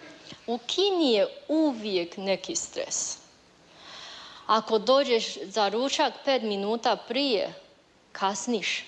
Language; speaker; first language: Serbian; non-native, learner; Chinese